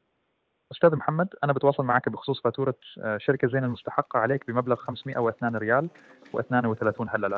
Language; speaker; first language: Arabic; native; Arabic